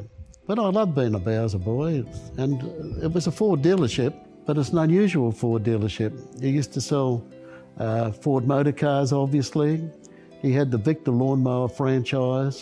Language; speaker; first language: English; native; English